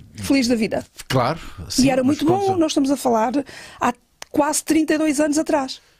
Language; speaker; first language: Portuguese; native; Portuguese